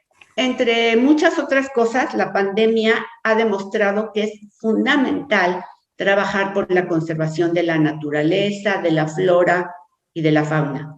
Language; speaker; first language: Spanish; native; Spanish